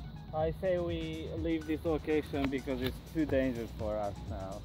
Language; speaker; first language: English; non-native, learner; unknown